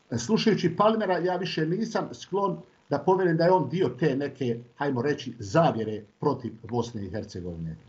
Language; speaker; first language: Croatian; native; Croatian